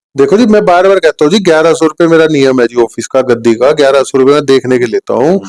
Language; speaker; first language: Hindi; native; Hindi